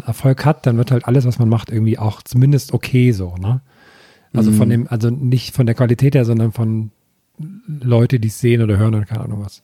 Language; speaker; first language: German; native; German